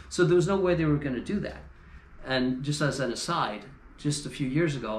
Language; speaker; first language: English; native; English